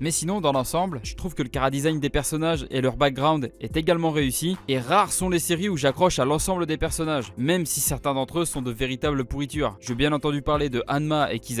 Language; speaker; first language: French; native; French